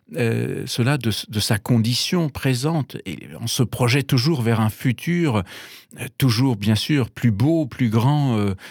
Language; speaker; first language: French; non-native, fluent; German